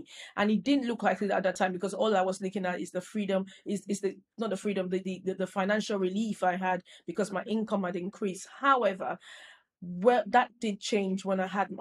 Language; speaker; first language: English; non-native, local second language; Yoruba